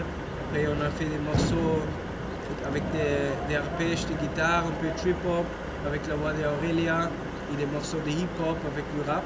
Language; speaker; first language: French; non-native, fluent; German